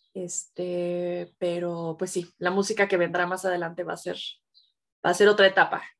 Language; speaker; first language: Spanish; native; Spanish